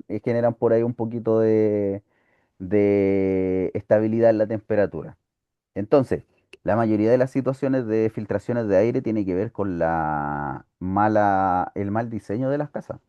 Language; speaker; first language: Spanish; native; Spanish